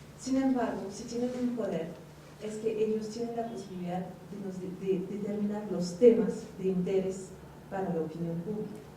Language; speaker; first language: Spanish; non-native, fluent; French